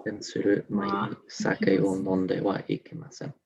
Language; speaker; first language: Japanese; non-native, learner; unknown